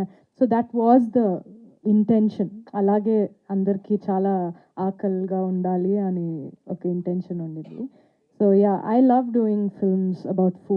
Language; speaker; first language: Telugu; non-native, fluent; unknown